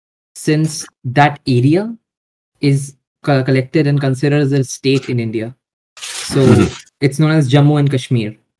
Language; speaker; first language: English; non-native, local second language; Hindi